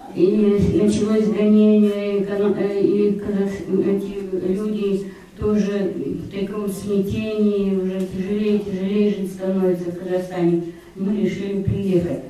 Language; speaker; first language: Russian; native; Russian